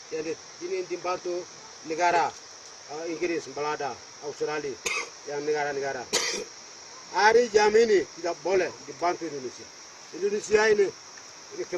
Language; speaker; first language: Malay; non-native, local second language; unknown